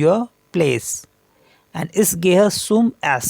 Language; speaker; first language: German; non-native, learner; Hindi